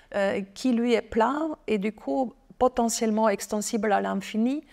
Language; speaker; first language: French; non-native, fluent; German